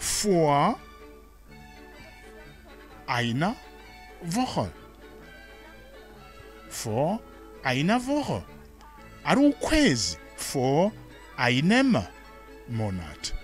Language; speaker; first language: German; non-native, fluent; Rundi